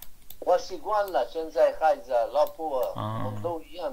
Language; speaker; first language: Chinese; non-native, learner; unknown